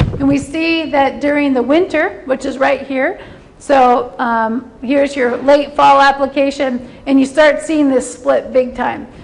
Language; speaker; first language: English; native; English